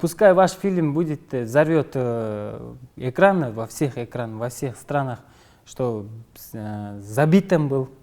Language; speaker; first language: Russian; non-native, local second language; Kyrgyz